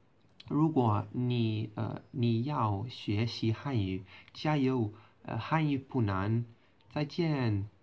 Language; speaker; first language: Chinese; non-native, learner; Portuguese